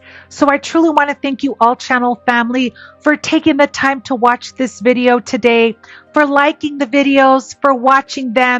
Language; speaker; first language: English; native; English